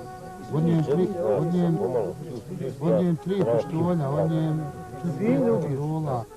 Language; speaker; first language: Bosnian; non-native, learner; Russian